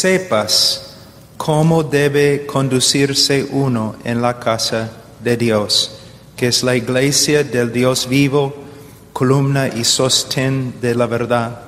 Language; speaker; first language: Spanish; non-native, fluent; English